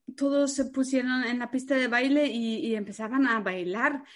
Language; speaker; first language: Spanish; non-native, fluent; German